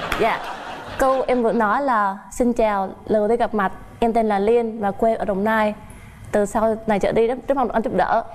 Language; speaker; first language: Vietnamese; non-native, local second language; Chinese